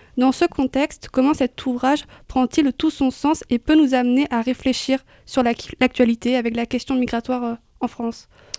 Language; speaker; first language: French; native; French